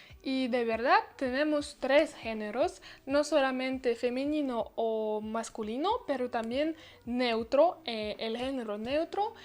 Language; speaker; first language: Spanish; non-native, learner; Russian